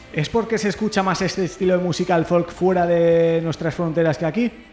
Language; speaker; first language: Spanish; native; Spanish